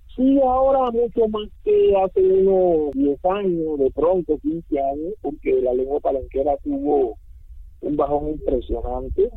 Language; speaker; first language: Spanish; non-native, local second language; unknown